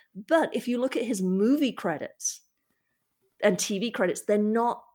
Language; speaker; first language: English; native; English